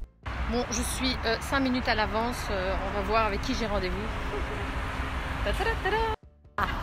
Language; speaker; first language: French; native; French